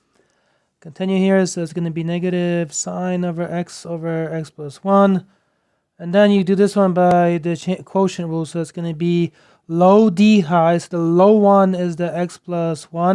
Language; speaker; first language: English; native; English